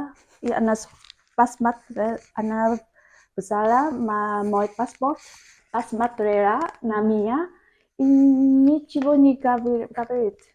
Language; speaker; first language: Russian; non-native, learner; Vietnamese